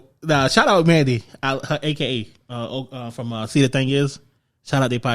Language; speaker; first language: English; native; English